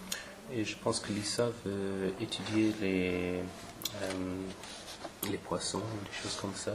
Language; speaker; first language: French; non-native, fluent; English